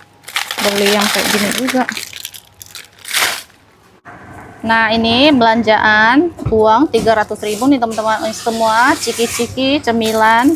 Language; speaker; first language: Indonesian; native; Indonesian